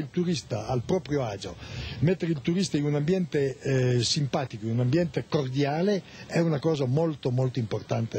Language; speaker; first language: Italian; native; Italian